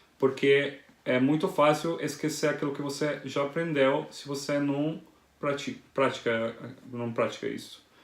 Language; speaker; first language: Portuguese; non-native, fluent; Italian